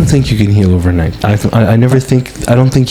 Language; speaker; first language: English; native; English